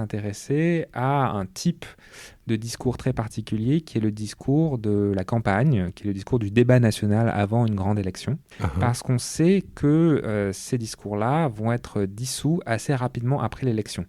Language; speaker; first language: French; native; French